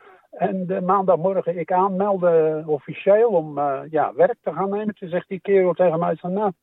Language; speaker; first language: Dutch; native; Dutch